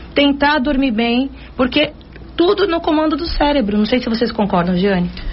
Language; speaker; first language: Portuguese; native; Portuguese